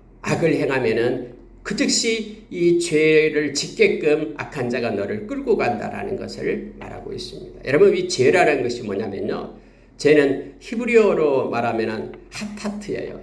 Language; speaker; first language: Korean; native; Korean